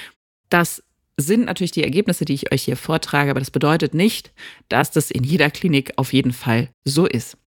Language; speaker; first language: German; native; German